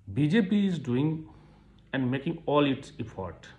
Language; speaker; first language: English; non-native, local second language; Hindi